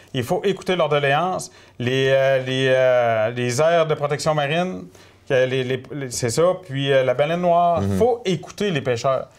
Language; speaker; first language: French; native; French